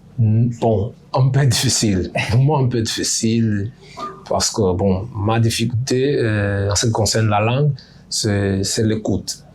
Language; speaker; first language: French; non-native, learner; Portuguese